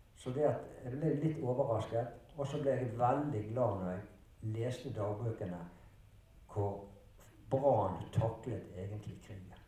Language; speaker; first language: Norwegian; early bilingual, other home language; German